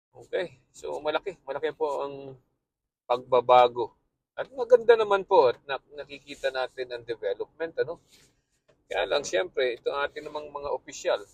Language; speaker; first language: Filipino; native; Filipino